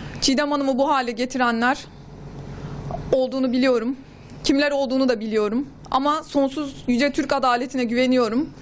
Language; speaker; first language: Turkish; native; Turkish